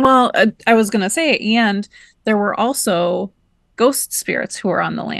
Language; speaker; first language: English; native; English